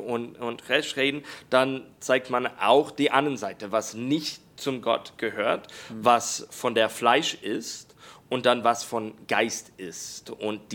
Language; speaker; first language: German; non-native, learner; English